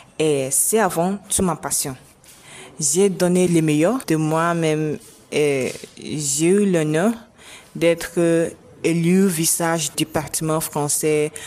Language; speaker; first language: French; non-native, learner; Igbo